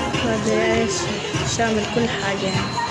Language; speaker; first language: Arabic; native; Arabic